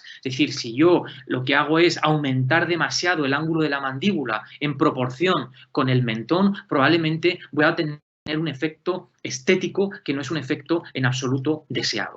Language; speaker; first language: Spanish; native; Spanish